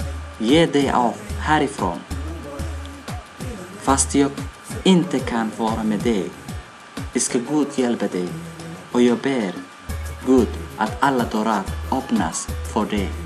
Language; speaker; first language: Swedish; non-native, learner; Somali